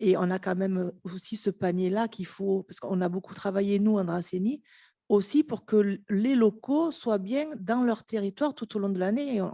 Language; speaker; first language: French; native; French